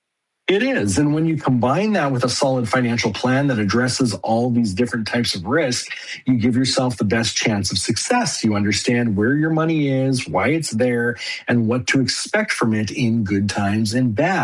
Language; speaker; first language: English; native; English